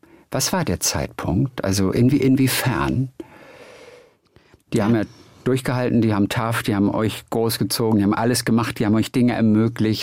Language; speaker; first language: German; native; German